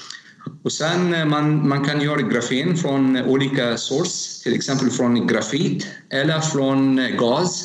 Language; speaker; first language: Swedish; non-native, fluent; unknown